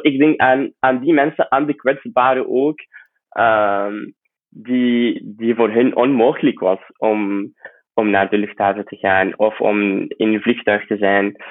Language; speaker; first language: Dutch; non-native, fluent; Arabic